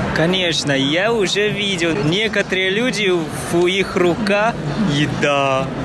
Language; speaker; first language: Russian; non-native, fluent; Chinese